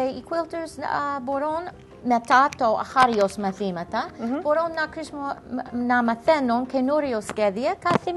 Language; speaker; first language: Greek; non-native, learner; English